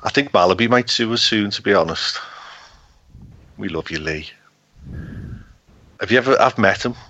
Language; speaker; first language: English; native; English